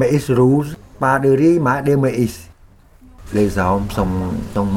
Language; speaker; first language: French; non-native, local second language; Khmer